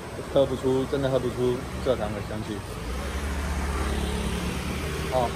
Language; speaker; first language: Chinese; native; Chinese